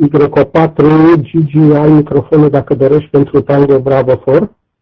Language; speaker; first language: Romanian; native; Romanian